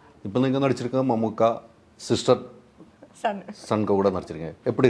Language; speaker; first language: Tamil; non-native, learner; Malayalam